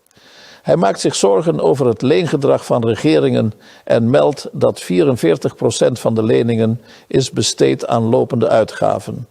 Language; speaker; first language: Dutch; native; Dutch